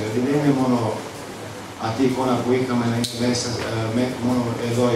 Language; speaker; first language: Greek; non-native, fluent; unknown